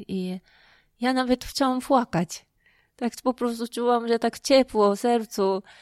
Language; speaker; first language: Polish; non-native, fluent; Japanese